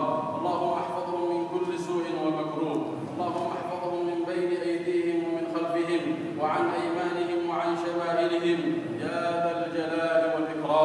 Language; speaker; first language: Arabic; non-native, local second language; Somali